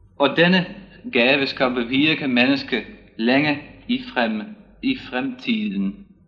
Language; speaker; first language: Danish; non-native, fluent; Dutch